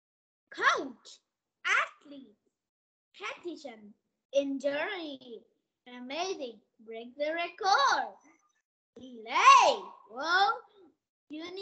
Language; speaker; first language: English; non-native, learner; Vietnamese